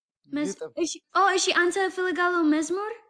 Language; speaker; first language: Amharic; non-native, learner; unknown